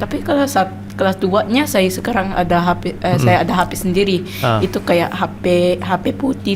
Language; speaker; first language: Indonesian; non-native, local second language; English